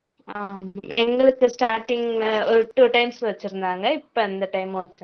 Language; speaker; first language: Tamil; native; Tamil